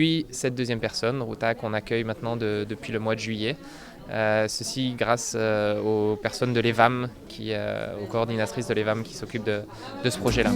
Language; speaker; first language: French; native; French